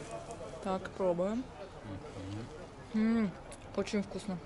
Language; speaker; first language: Russian; native; Russian